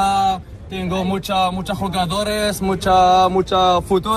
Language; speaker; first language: Spanish; non-native, learner; Arabic